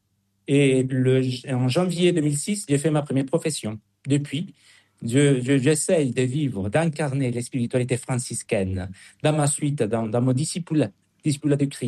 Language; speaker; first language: French; non-native, fluent; Spanish